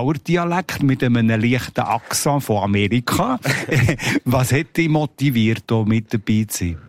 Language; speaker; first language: German; native; German